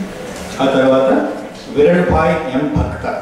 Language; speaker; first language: Telugu; native; Telugu